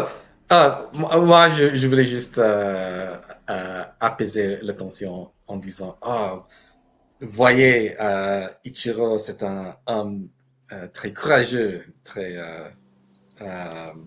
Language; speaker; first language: French; non-native, fluent; English